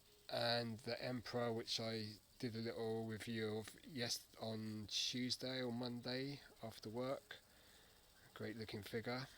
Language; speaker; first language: English; native; English